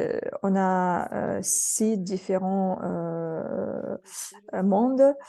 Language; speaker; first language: French; non-native, fluent; Russian